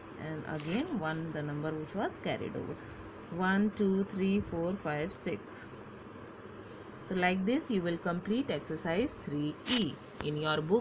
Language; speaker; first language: English; non-native, local second language; Hindi